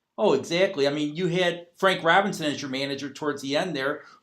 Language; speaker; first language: English; native; English